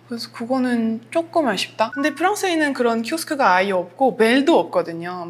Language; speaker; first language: Korean; non-native, fluent; French